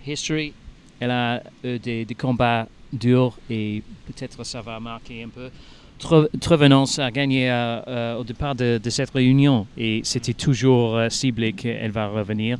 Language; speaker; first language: French; non-native, learner; English